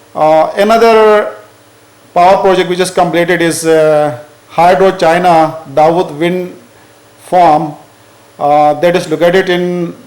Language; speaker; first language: English; non-native, local second language; Urdu